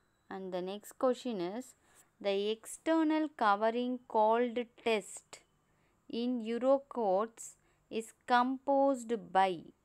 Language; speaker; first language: English; non-native, local second language; Tamil